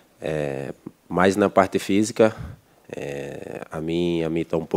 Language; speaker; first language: Spanish; non-native, learner; Portuguese